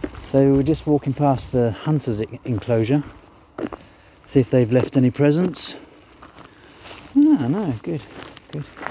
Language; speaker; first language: English; native; English